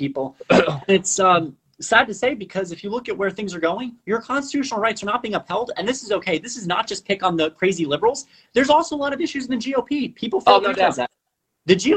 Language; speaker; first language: English; non-native, fluent; Spanish